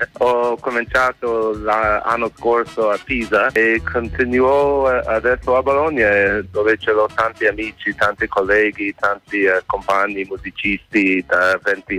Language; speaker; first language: Italian; non-native, fluent; English